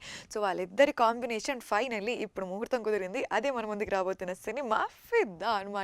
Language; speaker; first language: Telugu; native; Telugu